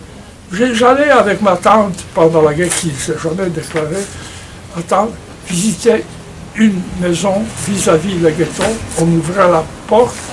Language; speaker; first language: French; non-native, fluent; Polish